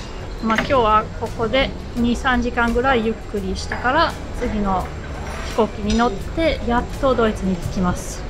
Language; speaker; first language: Japanese; non-native, fluent; German